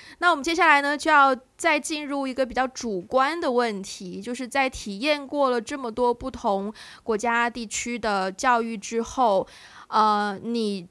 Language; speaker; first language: Chinese; native; Chinese